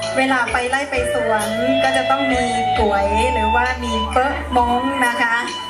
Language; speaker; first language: Thai; non-native, local second language; Hmong